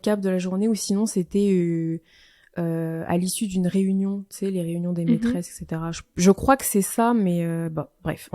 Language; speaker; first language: French; native; French